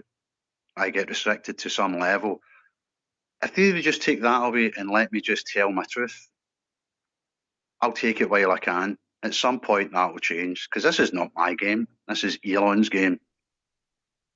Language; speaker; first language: English; native; English